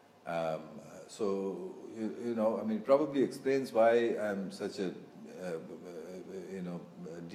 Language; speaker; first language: English; non-native, local second language; Bangla